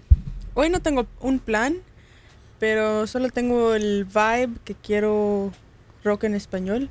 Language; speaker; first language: Spanish; early bilingual, heritage; Spanish